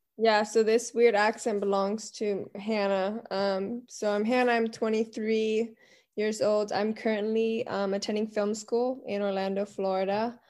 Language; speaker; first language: English; native; English